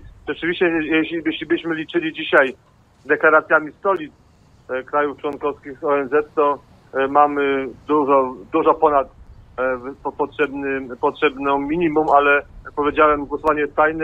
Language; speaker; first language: Polish; native; Polish